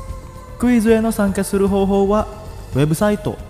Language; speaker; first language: Japanese; non-native, fluent; Indonesian